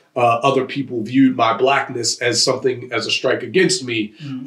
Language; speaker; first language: English; native; English